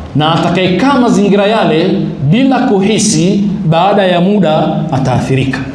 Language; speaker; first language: Swahili; native; Swahili